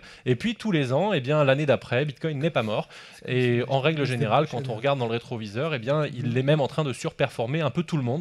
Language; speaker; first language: French; native; French